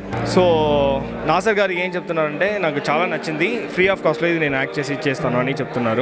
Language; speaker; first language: Telugu; non-native, learner; Tamil